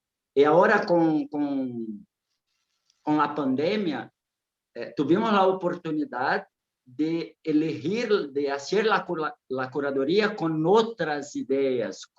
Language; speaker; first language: Spanish; non-native, fluent; Portuguese